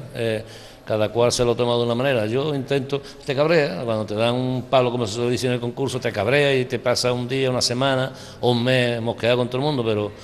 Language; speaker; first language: Spanish; native; Spanish